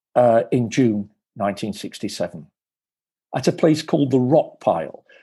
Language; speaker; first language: English; native; English